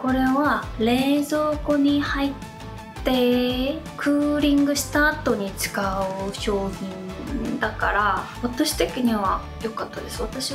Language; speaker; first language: Japanese; non-native, fluent; Korean